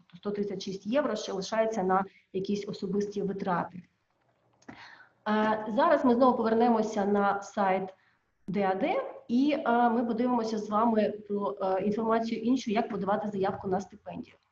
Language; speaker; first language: Ukrainian; native; Ukrainian